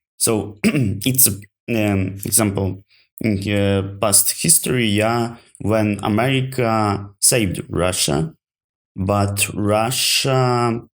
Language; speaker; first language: English; non-native, learner; Ukrainian